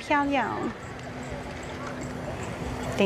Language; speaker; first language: Chinese; non-native, learner; English